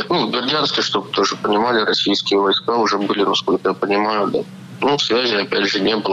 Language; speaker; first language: Russian; native; Russian